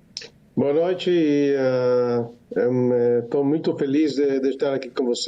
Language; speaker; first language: Portuguese; non-native, fluent; Hebrew